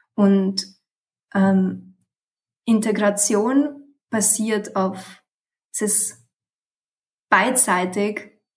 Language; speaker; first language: German; early bilingual, other home language; Romanian